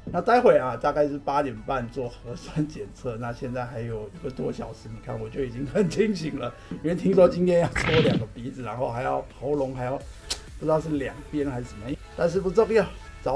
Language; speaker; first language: Chinese; native; Chinese